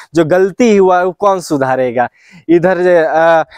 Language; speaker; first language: Hindi; native; Hindi